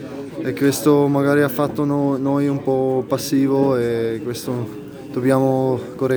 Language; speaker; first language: Italian; non-native, local second language; German